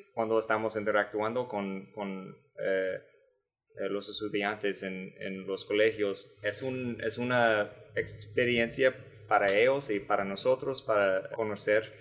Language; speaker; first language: Spanish; non-native, learner; English